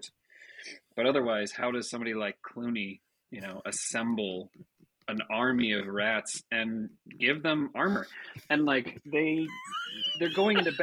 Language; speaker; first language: English; native; English